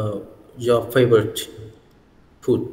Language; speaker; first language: English; non-native, learner; Vietnamese